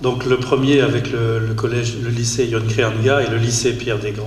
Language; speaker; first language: French; native; French